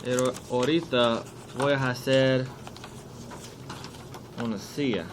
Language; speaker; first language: Spanish; non-native, learner; English